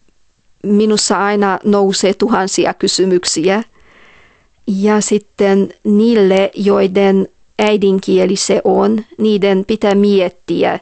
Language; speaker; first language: Finnish; non-native, fluent; Hungarian